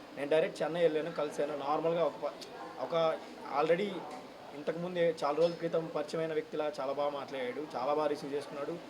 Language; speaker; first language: Telugu; native; Telugu